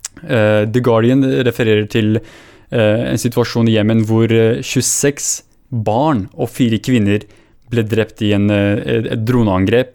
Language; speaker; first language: Norwegian; early bilingual, other home language; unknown